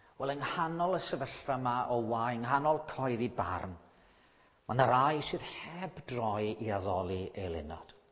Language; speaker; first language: Welsh; native; Welsh